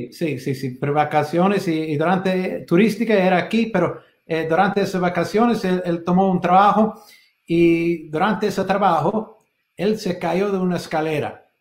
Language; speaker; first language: Spanish; non-native, fluent; English